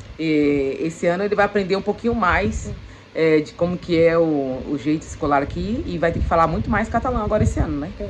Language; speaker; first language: Portuguese; native; Portuguese